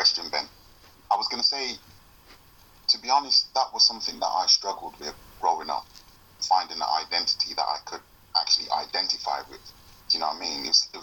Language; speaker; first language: English; native; English